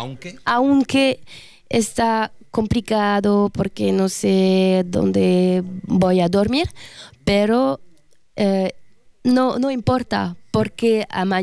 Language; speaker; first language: Spanish; non-native, learner; French